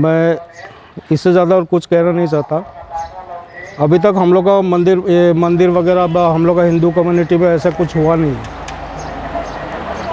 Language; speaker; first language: Hindi; non-native, local second language; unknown